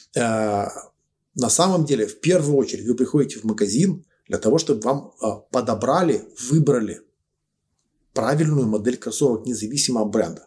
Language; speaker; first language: Russian; native; Russian